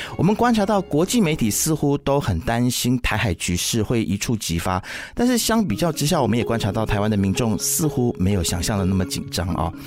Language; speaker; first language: Chinese; native; Chinese